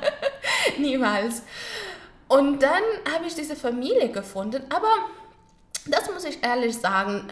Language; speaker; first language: German; non-native, fluent; Pashto